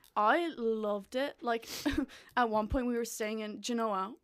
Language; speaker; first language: English; native; English